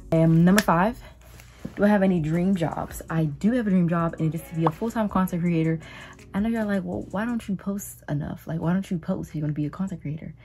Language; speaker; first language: English; native; English